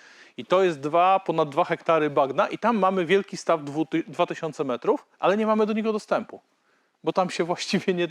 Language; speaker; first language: Polish; native; Polish